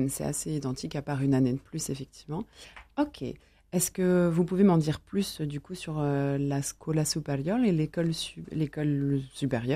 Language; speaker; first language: French; native; French